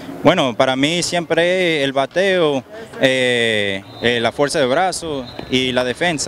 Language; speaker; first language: Spanish; early bilingual, heritage; Spanish